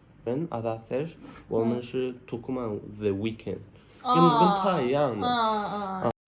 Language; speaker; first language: Chinese; non-native, learner; Turkmen